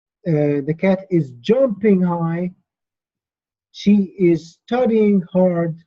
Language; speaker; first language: English; non-native, fluent; Arabic